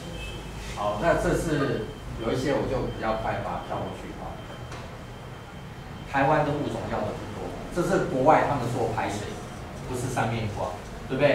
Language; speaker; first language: Chinese; native; Chinese